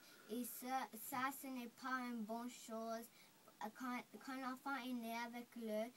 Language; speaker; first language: French; non-native, local second language; English